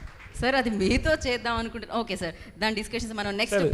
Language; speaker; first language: Telugu; native; Telugu